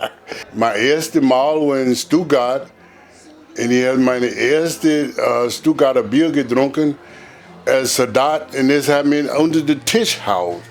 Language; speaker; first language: German; non-native, fluent; English